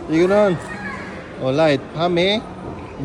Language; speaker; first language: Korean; non-native, learner; Filipino